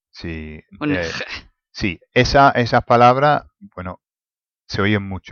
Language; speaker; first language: Spanish; non-native, fluent; English